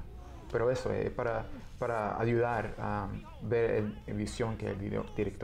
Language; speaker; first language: Spanish; early bilingual, heritage; Spanish